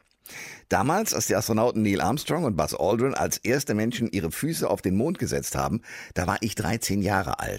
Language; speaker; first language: German; native; German